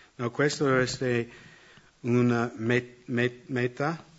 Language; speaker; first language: Italian; non-native, fluent; English